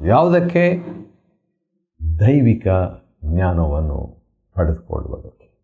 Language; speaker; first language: Kannada; native; Kannada